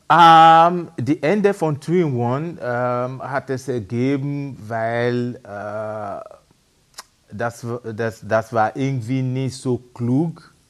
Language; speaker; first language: German; non-native, fluent; Yoruba